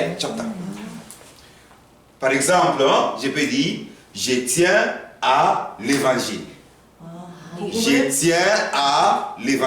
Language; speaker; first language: French; non-native, fluent; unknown